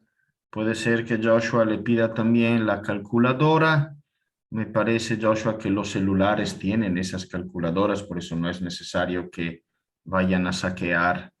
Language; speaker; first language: Spanish; non-native, fluent; Italian